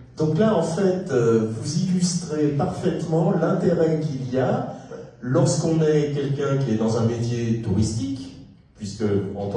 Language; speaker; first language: French; native; French